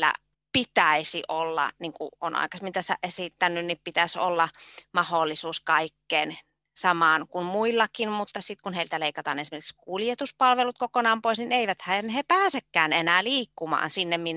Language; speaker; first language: Finnish; native; Finnish